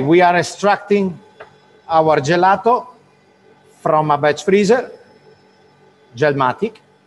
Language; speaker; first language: English; non-native, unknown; Italian